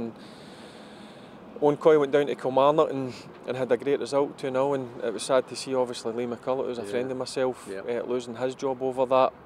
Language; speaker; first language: English; native; English